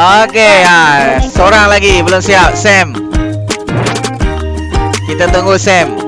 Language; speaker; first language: Malay; native; Malay